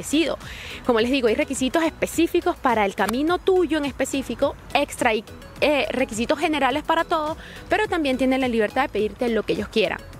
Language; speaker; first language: Spanish; native; Spanish